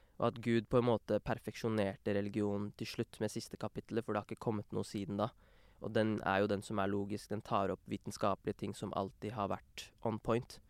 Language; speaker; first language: Norwegian; early bilingual, other home language; Urdu